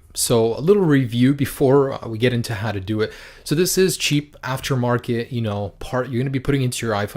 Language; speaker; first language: English; native; English